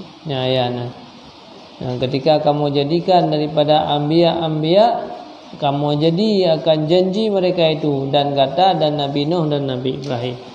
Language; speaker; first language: Indonesian; non-native, local second language; Achinese